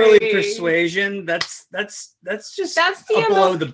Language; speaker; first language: English; native; English